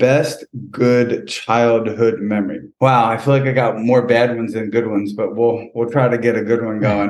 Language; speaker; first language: English; native; English